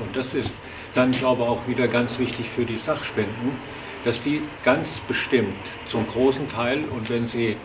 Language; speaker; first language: German; native; German